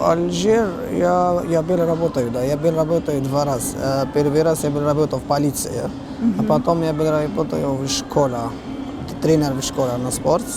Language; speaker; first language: Russian; non-native, learner; Arabic